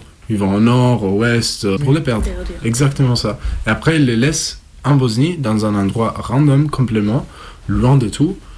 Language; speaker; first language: French; non-native, fluent; Italian